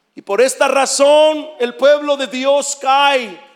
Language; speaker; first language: Spanish; native; Spanish